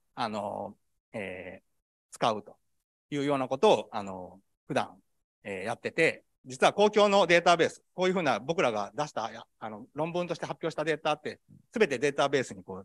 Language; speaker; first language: Japanese; native; Japanese